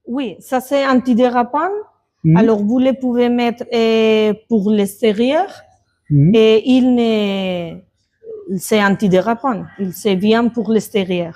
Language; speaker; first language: French; non-native, learner; Spanish